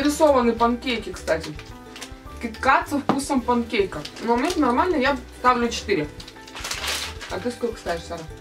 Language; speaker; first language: Russian; native; Russian